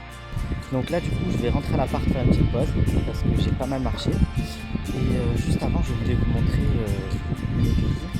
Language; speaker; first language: French; native; French